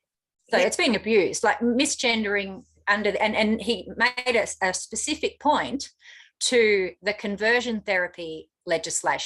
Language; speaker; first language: English; native; English